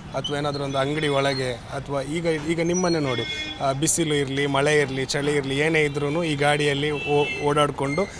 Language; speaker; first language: Kannada; native; Kannada